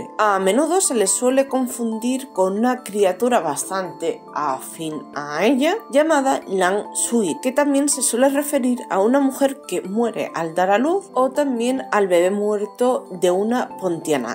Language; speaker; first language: Spanish; native; Spanish